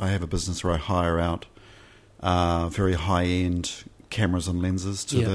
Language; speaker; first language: English; native; English